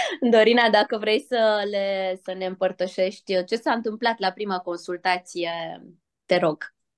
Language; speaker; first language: Romanian; native; Romanian